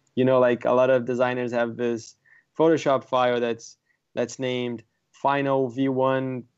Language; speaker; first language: English; non-native, fluent; Portuguese